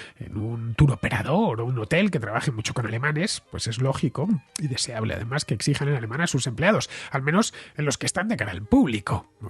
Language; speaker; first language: Spanish; native; Spanish